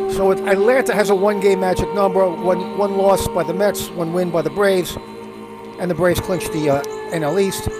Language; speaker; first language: English; native; English